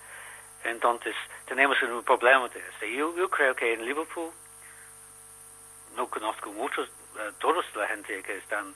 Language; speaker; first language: Spanish; non-native, learner; English